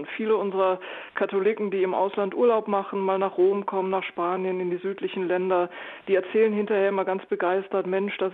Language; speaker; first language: German; native; German